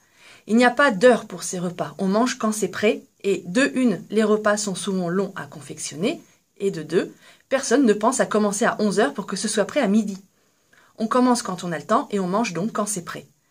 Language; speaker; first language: French; native; French